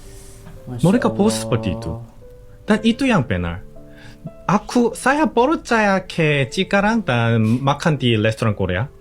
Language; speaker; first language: Indonesian; non-native, learner; Korean